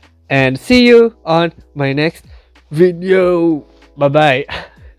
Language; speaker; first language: English; non-native, local second language; Filipino